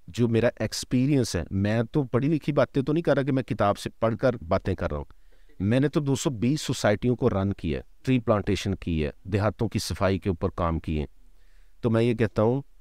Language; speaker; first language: Urdu; non-native, local second language; Punjabi